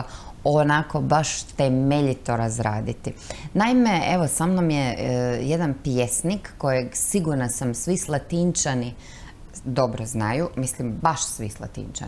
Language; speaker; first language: Croatian; native; Croatian